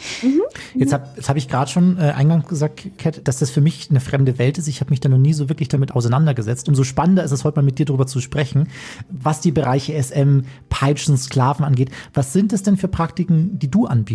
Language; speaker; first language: German; native; German